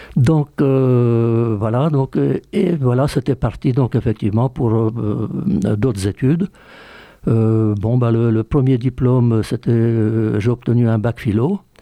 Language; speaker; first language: French; early bilingual, other home language; Polish